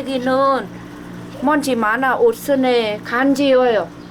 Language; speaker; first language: Korean; non-native, learner; Vietnamese